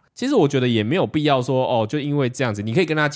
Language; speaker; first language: Chinese; native; Chinese